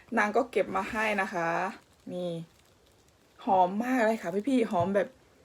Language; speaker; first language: Thai; native; Thai